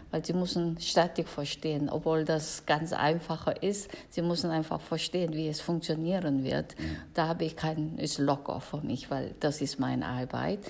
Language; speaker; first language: German; non-native, fluent; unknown